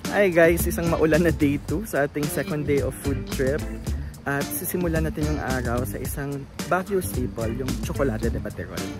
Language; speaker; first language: Filipino; non-native, local second language; Cebuano